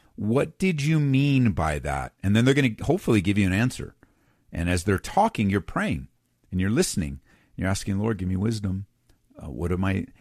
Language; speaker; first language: English; native; English